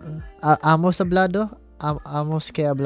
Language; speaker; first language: Spanish; non-native, learner; English